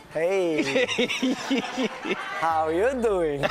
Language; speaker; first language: English; non-native, fluent; Romanian